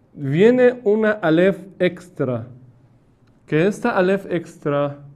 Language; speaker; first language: Spanish; non-native, fluent; Persian